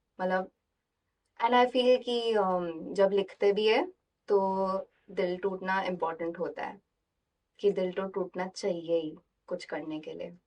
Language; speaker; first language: Hindi; native; Hindi